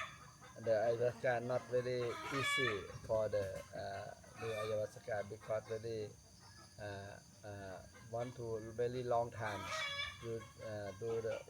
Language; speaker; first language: English; non-native, learner; Thai